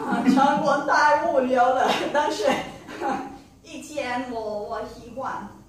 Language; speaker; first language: Chinese; non-native, learner; Portuguese